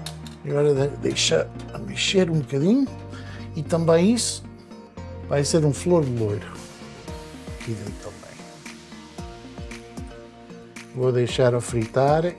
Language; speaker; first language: Portuguese; early bilingual, heritage; Portuguese